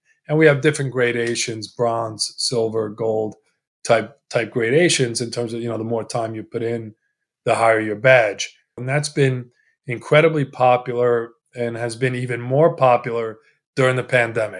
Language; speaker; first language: English; early bilingual, other home language; Italian